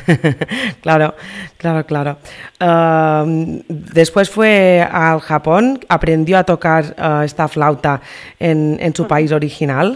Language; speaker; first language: Spanish; non-native, local second language; Catalan